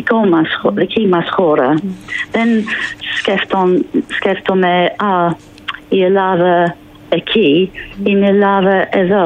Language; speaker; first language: Greek; non-native, fluent; English